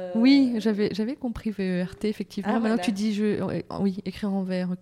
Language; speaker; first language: French; native; French